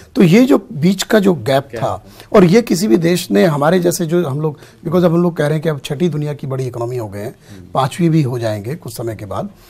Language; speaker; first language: Hindi; native; Hindi